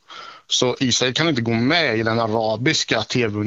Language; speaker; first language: Swedish; native; Swedish